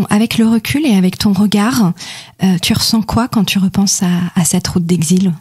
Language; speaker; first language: French; native; French